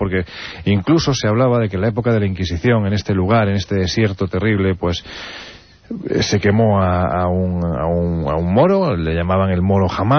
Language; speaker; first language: Spanish; native; Spanish